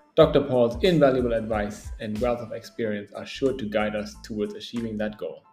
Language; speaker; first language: English; non-native, fluent; German